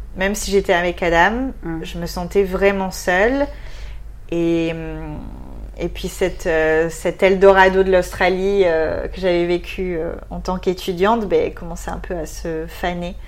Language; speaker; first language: French; native; French